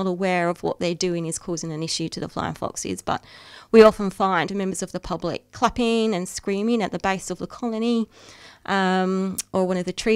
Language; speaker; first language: English; native; English